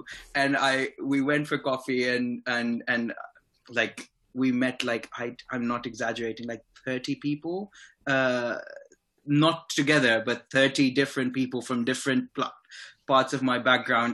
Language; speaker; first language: English; non-native, local second language; Urdu